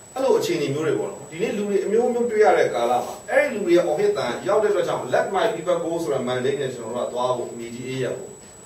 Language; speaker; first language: Burmese; non-native, local second language; Hakha Chin